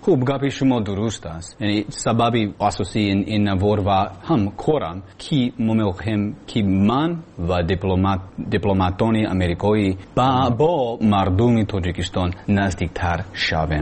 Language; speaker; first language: Persian; non-native, learner; English